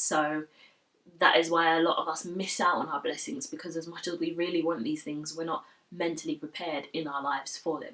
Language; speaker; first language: English; native; English